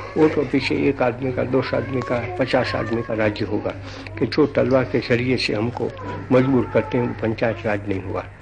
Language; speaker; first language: Hindi; non-native, local second language; Gujarati